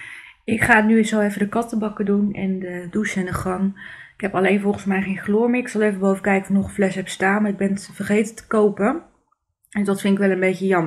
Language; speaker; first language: Dutch; native; Dutch